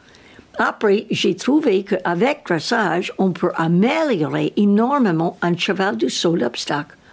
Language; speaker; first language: French; non-native, learner; English